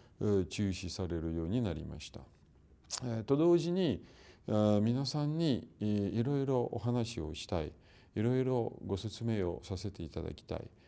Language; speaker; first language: Japanese; non-native, fluent; Russian